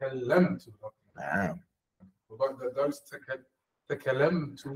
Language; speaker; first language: Arabic; non-native, learner; English